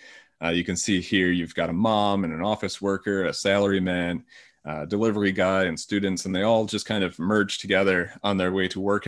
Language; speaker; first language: English; native; English